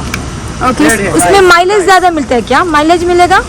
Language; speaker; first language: Hindi; non-native, local second language; Malayalam